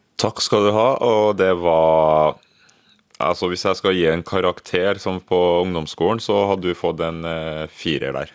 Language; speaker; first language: Norwegian; early bilingual, other home language; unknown